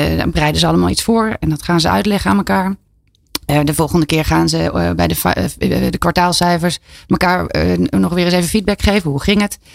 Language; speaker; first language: Dutch; native; Dutch